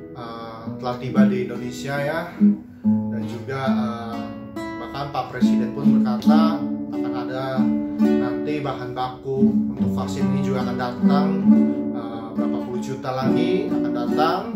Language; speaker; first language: Indonesian; native; Indonesian